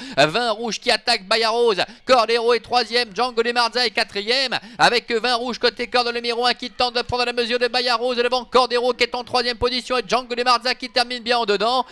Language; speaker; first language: French; native; French